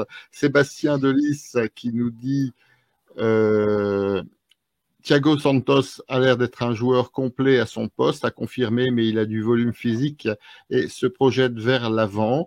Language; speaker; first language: French; native; French